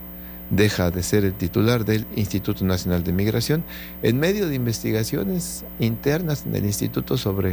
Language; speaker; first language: Spanish; native; Spanish